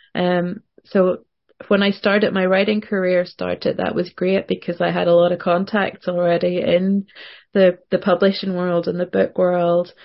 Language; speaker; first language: English; native; English